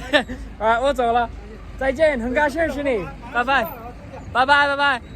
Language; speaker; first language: Chinese; non-native, learner; English